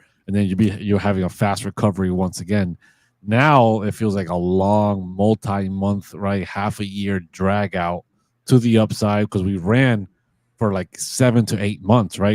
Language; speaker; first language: English; native; English